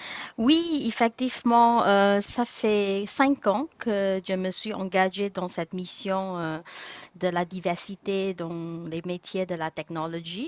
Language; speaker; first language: French; non-native, fluent; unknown